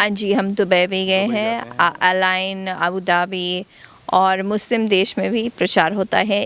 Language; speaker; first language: Hindi; non-native, fluent; English